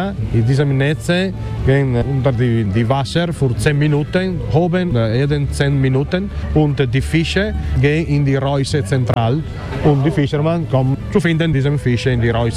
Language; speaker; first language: German; non-native, learner; Italian